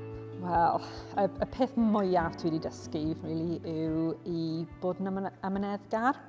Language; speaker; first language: Welsh; non-native, local second language; English